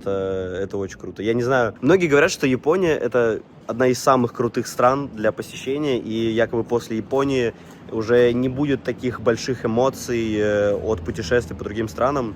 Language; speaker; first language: Russian; native; Russian